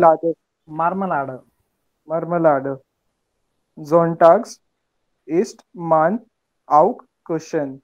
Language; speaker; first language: German; non-native, learner; Marathi